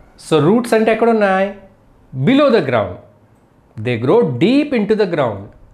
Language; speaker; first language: English; non-native, local second language; Telugu